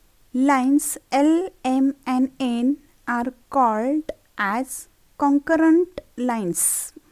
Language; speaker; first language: English; non-native, local second language; Marathi